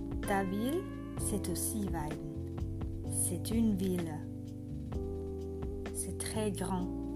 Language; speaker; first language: French; non-native, fluent; German